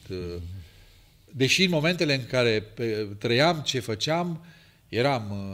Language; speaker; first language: Romanian; native; Romanian